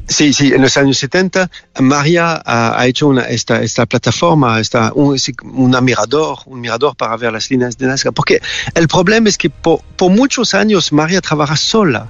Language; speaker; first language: Spanish; non-native, learner; French